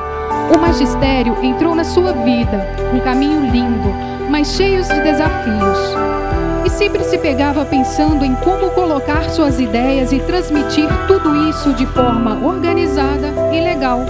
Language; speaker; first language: Portuguese; native; Portuguese